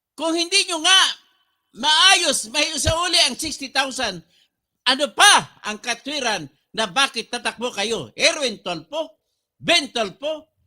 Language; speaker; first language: Filipino; non-native, local second language; Cebuano